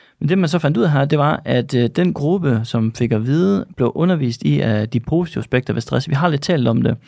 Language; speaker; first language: Danish; native; Danish